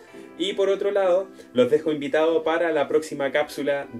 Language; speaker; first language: Spanish; native; Spanish